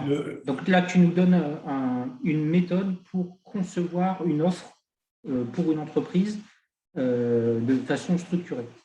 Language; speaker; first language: French; native; French